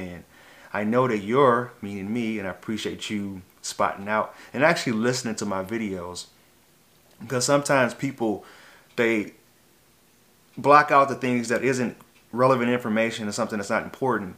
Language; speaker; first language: English; native; English